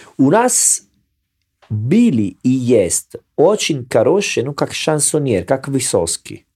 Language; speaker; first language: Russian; non-native, learner; Italian